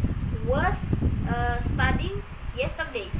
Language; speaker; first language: English; non-native, learner; Indonesian